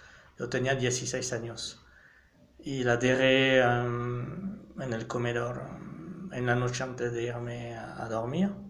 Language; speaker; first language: Spanish; non-native, fluent; French